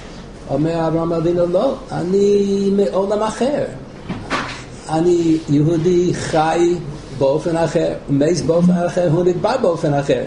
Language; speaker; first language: Hebrew; non-native, fluent; English